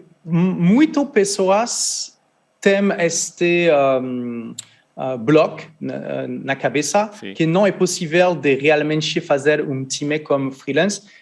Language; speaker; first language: Portuguese; non-native, learner; French